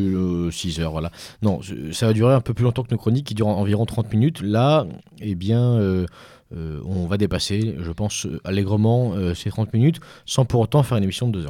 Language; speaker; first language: French; native; French